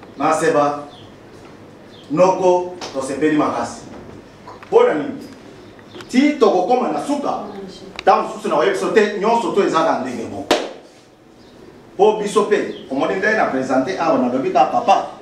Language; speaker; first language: Lingala; non-native, local second language; Luba-Lulua